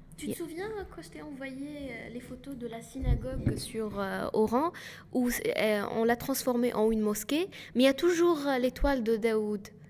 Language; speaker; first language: French; non-native, local second language; Arabic